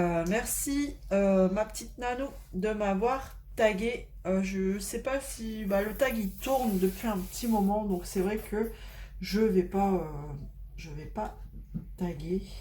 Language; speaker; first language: French; native; French